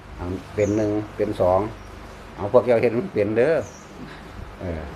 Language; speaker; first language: Thai; non-native, local second language; Northeastern Thai